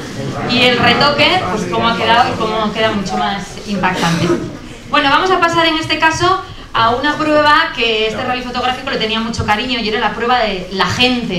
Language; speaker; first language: Spanish; native; Spanish